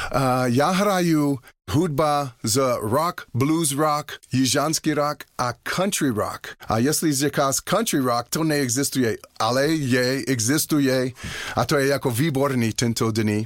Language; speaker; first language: Czech; non-native, learner; English